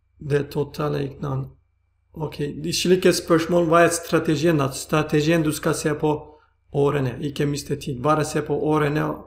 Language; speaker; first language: Swedish; non-native, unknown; Turkish